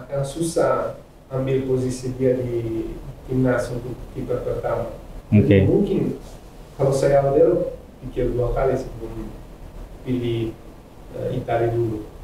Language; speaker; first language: Indonesian; non-native, fluent; Italian